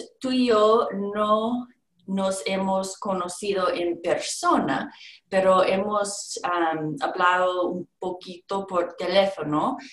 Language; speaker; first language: Spanish; non-native, learner; English